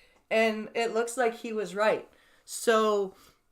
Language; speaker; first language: English; native; English